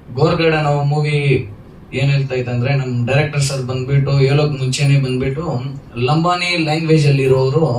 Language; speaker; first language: Kannada; non-native, local second language; Lambadi